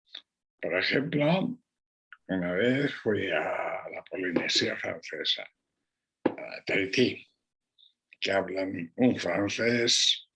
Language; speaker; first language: Spanish; non-native, local second language; Catalan